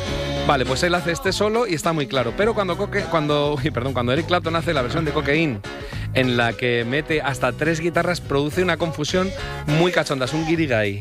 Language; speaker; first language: Spanish; native; Spanish